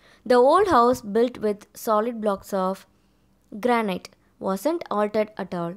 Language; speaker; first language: English; non-native, local second language; Tamil